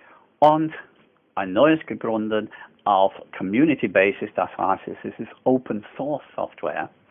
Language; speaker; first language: German; non-native, fluent; English